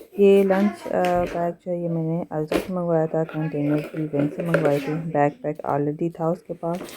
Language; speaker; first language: Urdu; native; Urdu